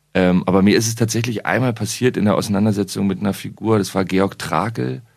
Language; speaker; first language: German; native; German